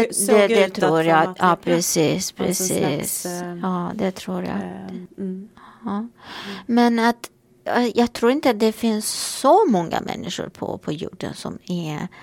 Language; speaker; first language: Swedish; non-native, fluent; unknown